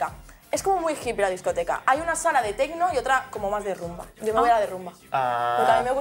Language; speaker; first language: Spanish; native; Spanish